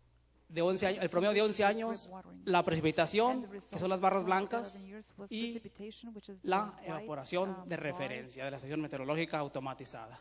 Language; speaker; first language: Spanish; native; Spanish